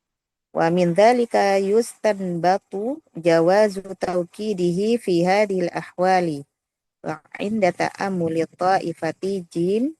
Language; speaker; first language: Arabic; non-native, learner; Indonesian